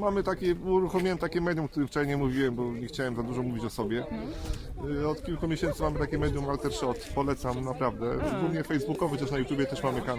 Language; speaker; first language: Polish; native; Polish